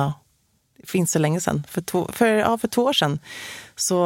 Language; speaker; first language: Swedish; native; Swedish